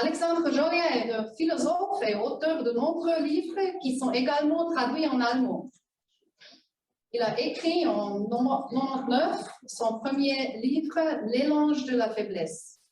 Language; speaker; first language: French; non-native, fluent; German